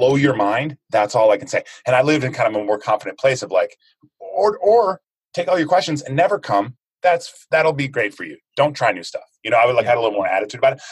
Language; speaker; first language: English; native; English